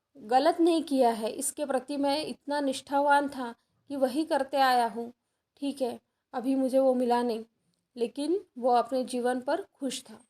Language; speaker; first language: Hindi; non-native, local second language; Marathi